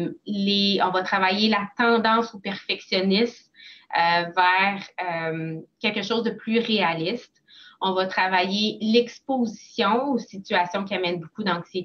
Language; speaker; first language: French; native; French